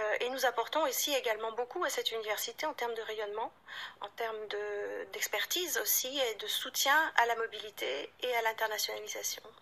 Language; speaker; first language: French; native; French